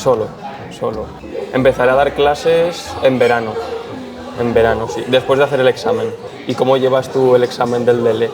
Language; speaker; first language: Spanish; native; Spanish